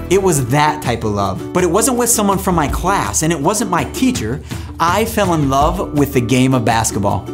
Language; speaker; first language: English; native; English